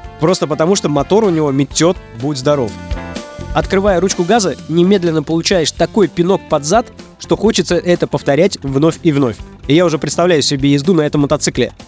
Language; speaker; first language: Russian; native; Russian